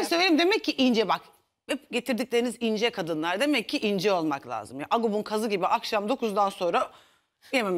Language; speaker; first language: Turkish; native; Turkish